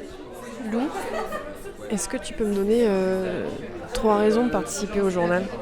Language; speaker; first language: French; native; French